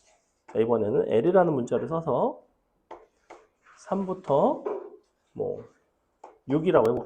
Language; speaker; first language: Korean; native; Korean